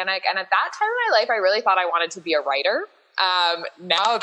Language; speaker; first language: English; native; English